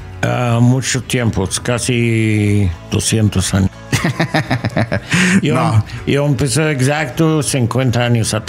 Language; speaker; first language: Spanish; non-native, fluent; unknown